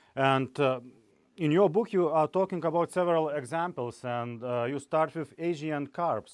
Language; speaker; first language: English; non-native, fluent; Lithuanian